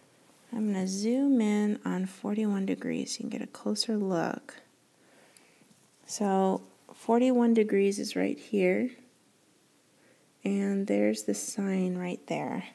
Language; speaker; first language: English; native; English